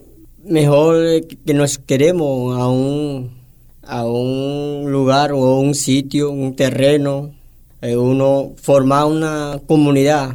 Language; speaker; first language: Spanish; non-native, local second language; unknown